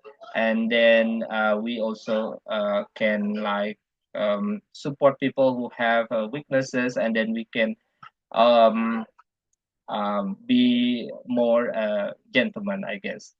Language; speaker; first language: English; non-native, fluent; Indonesian